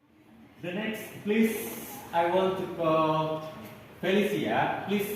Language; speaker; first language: English; non-native, learner; Indonesian